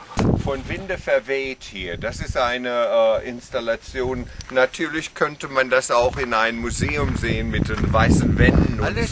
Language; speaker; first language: German; non-native, fluent; English